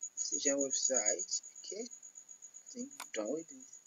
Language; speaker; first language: English; non-native, local second language; Yoruba